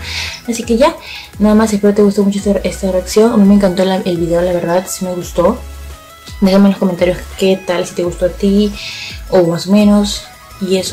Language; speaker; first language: Spanish; native; Spanish